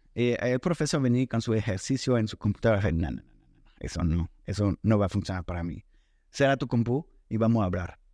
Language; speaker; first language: Spanish; non-native, fluent; French